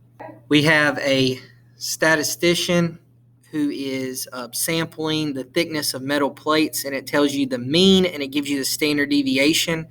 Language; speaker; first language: English; native; English